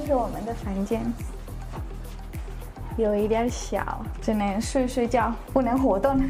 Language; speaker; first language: Chinese; non-native, fluent; Spanish